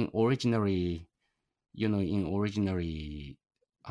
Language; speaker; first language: English; non-native, learner; Japanese